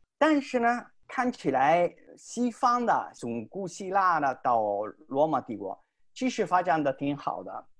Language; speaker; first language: Chinese; non-native, fluent; Italian